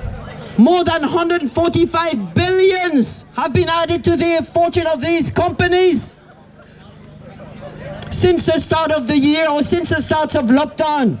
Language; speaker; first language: English; non-native, fluent; French